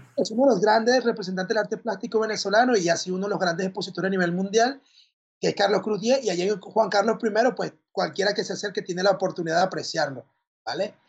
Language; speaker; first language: Spanish; native; Spanish